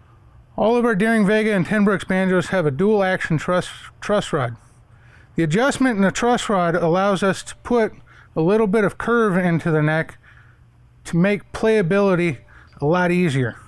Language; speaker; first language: English; native; English